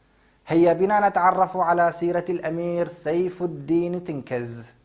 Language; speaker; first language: Arabic; native; Arabic